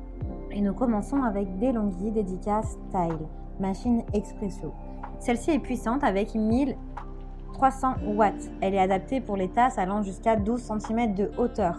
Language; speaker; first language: French; native; French